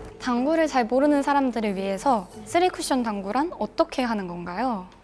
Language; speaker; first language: Korean; native; Korean